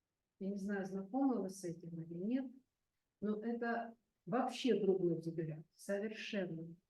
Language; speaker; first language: Russian; native; Russian